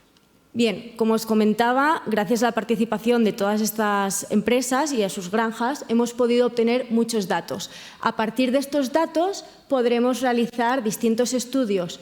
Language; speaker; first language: Spanish; native; Spanish